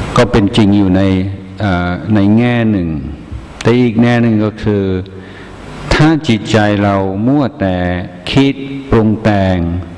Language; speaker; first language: Thai; non-native, fluent; English